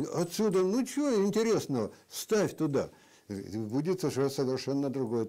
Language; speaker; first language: Russian; native; Russian